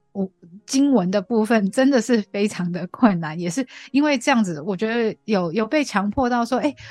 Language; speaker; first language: Chinese; non-native, fluent; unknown